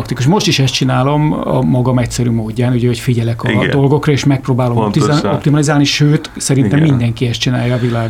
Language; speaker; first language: Hungarian; native; Hungarian